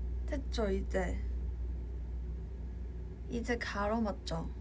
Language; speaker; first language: Korean; non-native, fluent; Cantonese